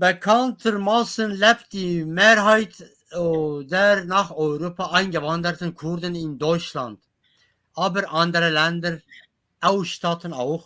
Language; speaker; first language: German; non-native, learner; Kurdish